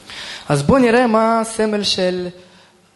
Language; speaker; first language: Hebrew; non-native, fluent; Russian